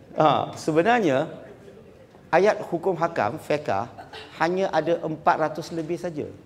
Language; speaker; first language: Malay; non-native, local second language; Chinese